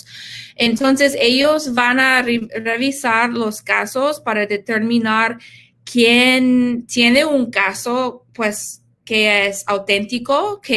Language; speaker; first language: Spanish; early bilingual, heritage; English